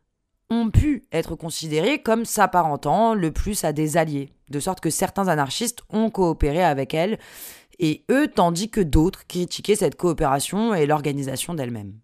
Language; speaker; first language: French; native; French